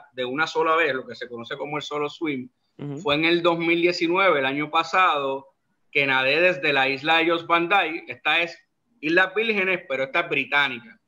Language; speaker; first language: Spanish; native; Spanish